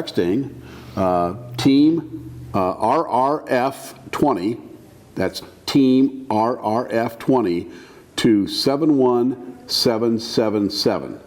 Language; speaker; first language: English; native; English